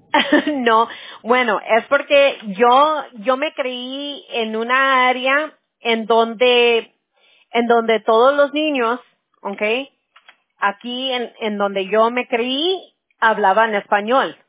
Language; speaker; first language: Spanish; early bilingual, heritage; Spanish